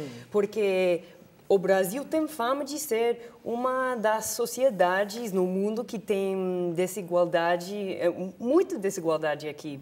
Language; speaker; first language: Portuguese; non-native, fluent; English